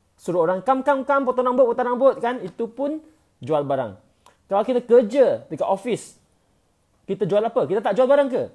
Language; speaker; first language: Malay; non-native, local second language; Chinese